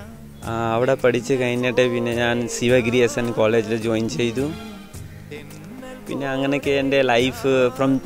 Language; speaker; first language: Malayalam; early bilingual, other home language; Hindi